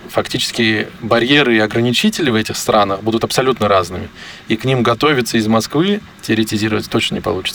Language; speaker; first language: Russian; native; Russian